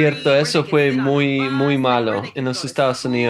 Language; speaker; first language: Spanish; non-native, fluent; English